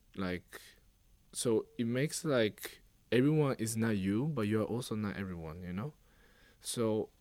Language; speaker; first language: English; non-native, fluent; Japanese